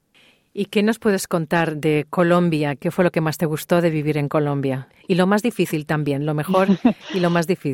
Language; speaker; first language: Spanish; native; Spanish